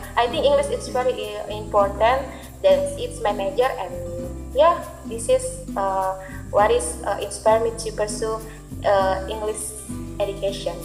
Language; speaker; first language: English; non-native, learner; Indonesian